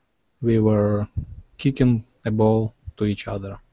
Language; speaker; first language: English; non-native, learner; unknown